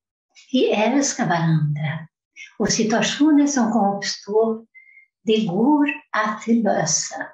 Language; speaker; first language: Swedish; non-native, fluent; Portuguese